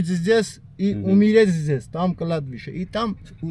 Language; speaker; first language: Russian; non-native, fluent; Armenian